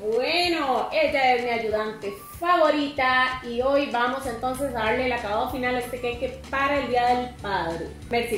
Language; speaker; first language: Spanish; native; Spanish